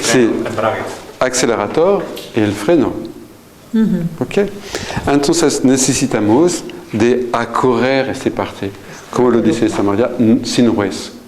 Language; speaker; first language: Spanish; non-native, fluent; French